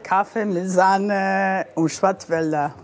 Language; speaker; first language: German; non-native, fluent; English